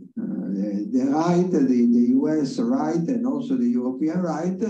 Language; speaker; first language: English; non-native, fluent; Italian